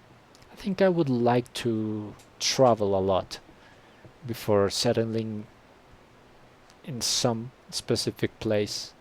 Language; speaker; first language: English; non-native, fluent; Spanish